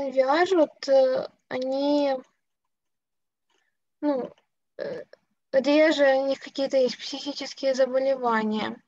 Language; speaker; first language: Russian; native; Russian